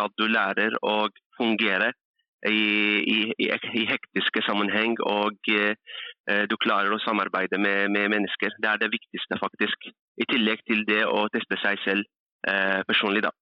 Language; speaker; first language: Norwegian; early bilingual, other home language; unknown